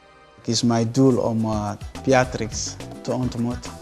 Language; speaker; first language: Dutch; non-native, learner; Somali